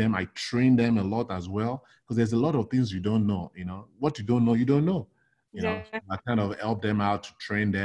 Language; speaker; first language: English; non-native, local second language; Yoruba